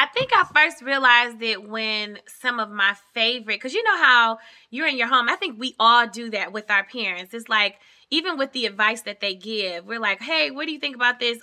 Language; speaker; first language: English; native; English